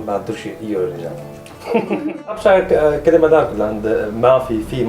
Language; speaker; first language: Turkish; non-native, learner; Arabic